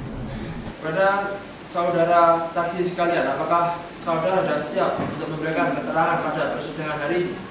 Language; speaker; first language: Indonesian; native; Indonesian